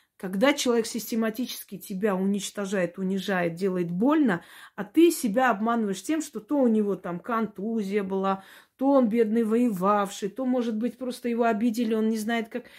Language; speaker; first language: Russian; non-native, local second language; Armenian